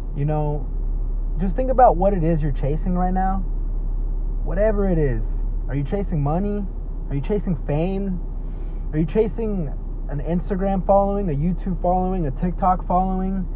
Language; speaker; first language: English; native; English